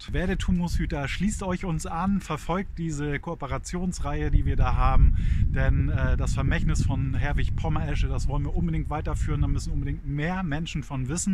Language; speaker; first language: German; native; German